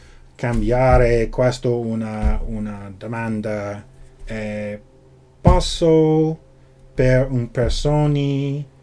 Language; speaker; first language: Italian; non-native, learner; English